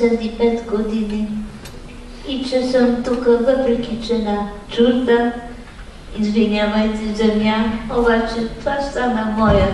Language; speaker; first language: Bulgarian; non-native, fluent; Polish